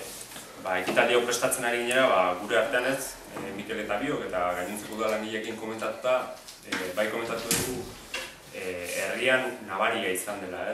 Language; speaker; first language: Basque; native; Basque